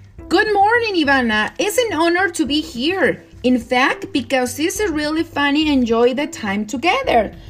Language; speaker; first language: English; non-native, learner; Spanish